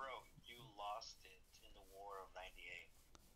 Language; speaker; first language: English; native; English